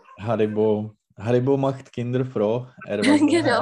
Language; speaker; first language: German; non-native, learner; Czech